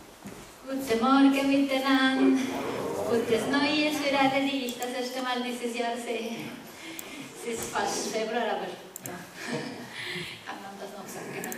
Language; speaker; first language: German; non-native, fluent; Spanish